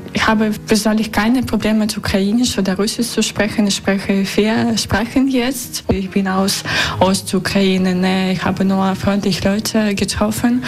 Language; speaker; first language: German; non-native, learner; Russian